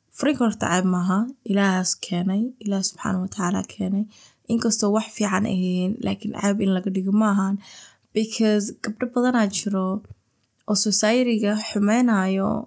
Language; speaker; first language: Somali; early bilingual, heritage; Somali